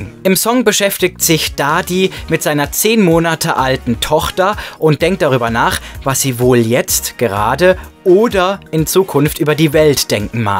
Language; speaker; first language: German; native; German